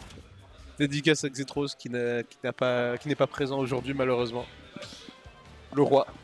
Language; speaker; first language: French; native; French